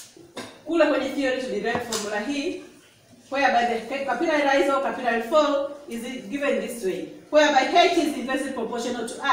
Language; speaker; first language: English; non-native, local second language; Swahili